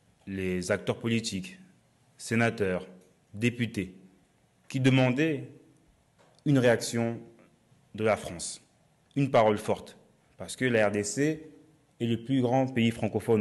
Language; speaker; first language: French; native; French